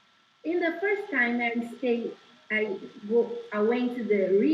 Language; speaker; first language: English; non-native, learner; Portuguese